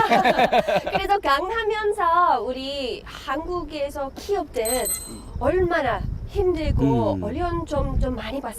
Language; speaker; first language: Korean; non-native, learner; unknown